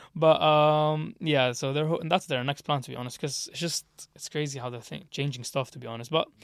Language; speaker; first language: English; early bilingual, other home language; Arabic